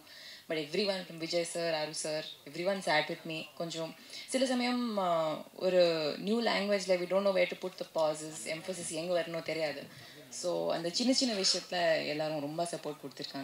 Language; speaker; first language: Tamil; non-native, learner; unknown